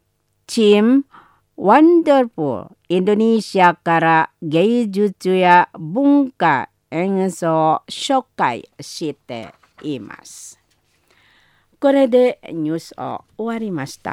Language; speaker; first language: Japanese; non-native, learner; Indonesian